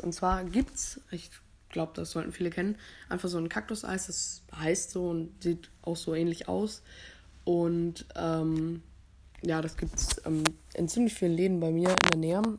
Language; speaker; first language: German; native; German